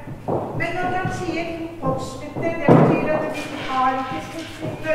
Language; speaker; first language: Norwegian; non-native, fluent; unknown